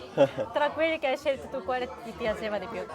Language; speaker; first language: Italian; non-native, fluent; Japanese